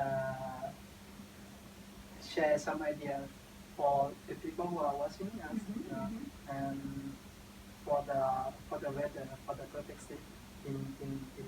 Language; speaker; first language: English; non-native, learner; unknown